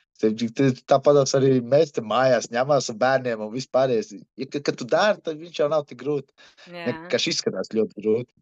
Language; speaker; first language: Latvian; early bilingual, heritage; Latvian